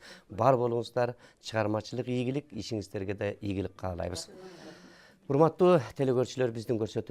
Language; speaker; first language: Kyrgyz; native; Kyrgyz